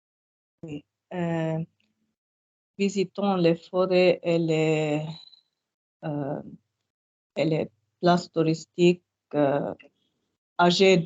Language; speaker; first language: French; non-native, learner; Arabic